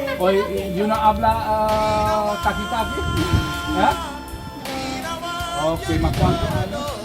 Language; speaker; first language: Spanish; non-native, learner; Caribbean Hindustani